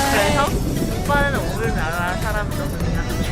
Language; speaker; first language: Korean; non-native, learner; Cantonese